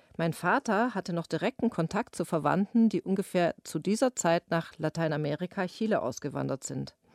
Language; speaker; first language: German; native; German